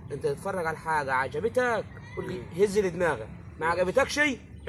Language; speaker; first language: Arabic; native; Arabic